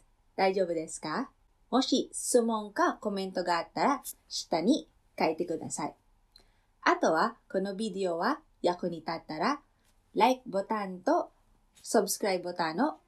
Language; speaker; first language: Japanese; non-native, fluent; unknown